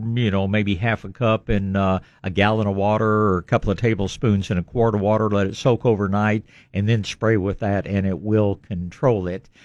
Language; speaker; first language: English; native; English